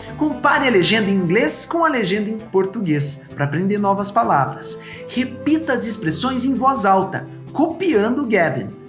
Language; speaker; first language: Portuguese; native; Portuguese